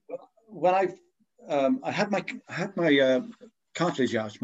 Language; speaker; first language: English; native; English